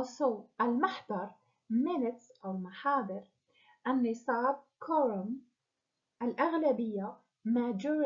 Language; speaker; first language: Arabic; native; Arabic